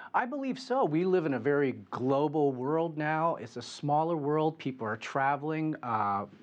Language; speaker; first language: English; native; English